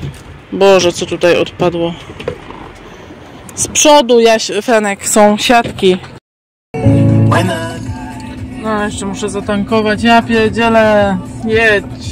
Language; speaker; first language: Polish; native; Polish